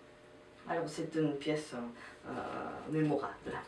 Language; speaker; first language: French; non-native, fluent; Japanese